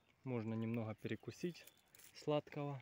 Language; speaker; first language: Russian; native; Russian